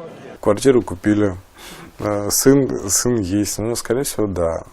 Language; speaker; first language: Russian; non-native, local second language; Tajik